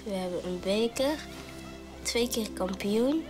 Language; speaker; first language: Dutch; early bilingual, other home language; Somali